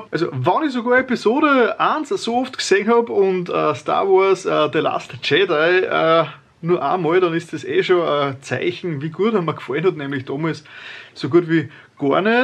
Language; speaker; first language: German; native; German